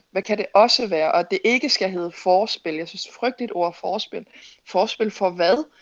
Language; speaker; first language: Danish; native; Danish